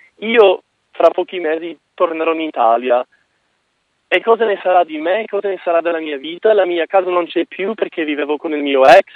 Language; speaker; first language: Italian; non-native, fluent; English